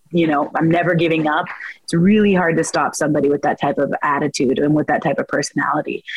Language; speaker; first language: English; native; English